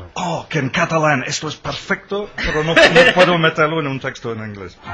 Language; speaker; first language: Spanish; non-native, fluent; English